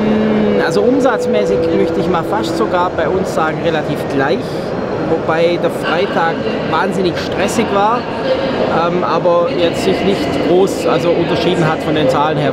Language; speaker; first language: German; native; German